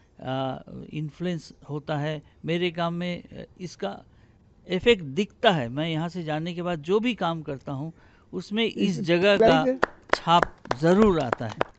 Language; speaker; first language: Hindi; native; Hindi